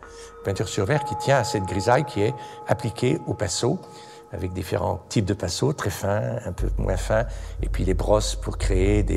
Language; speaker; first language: French; native; French